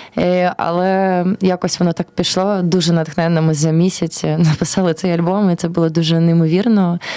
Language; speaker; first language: Ukrainian; early bilingual, heritage; Ukrainian